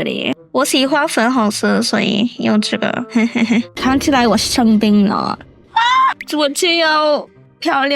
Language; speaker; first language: Chinese; non-native, learner; English